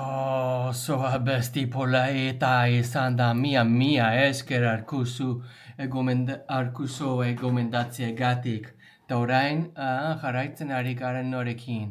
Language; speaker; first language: Basque; non-native, learner; English